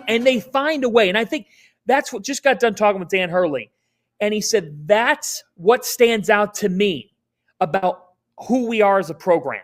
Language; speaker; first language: English; native; English